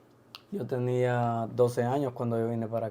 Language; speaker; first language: Spanish; early bilingual, other home language; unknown